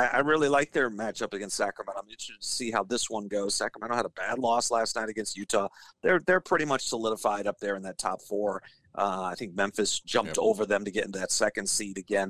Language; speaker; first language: English; native; English